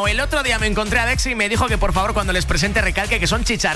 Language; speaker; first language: Spanish; native; Spanish